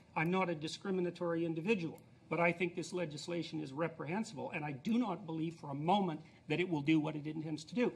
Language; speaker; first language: English; native; English